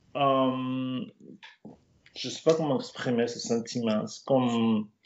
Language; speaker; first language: French; non-native, fluent; Spanish